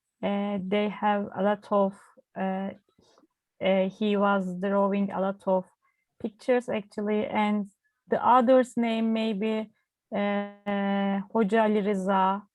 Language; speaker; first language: English; non-native, learner; Turkish